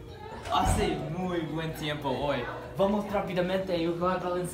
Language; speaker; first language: Spanish; non-native, learner; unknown